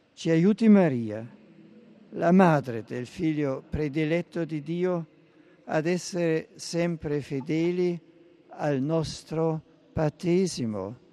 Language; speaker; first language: Italian; non-native, fluent; German